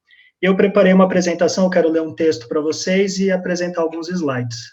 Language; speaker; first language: Portuguese; native; Portuguese